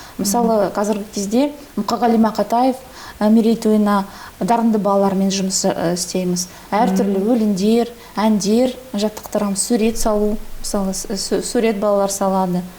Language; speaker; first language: Kazakh; non-native, local second language; Russian